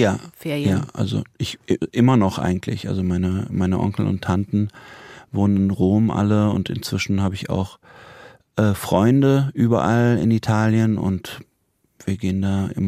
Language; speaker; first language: German; native; German